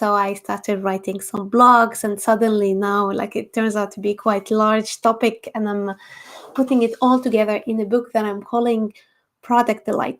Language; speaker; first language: English; non-native, fluent; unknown